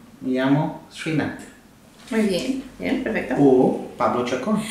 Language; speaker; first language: Spanish; non-native, learner; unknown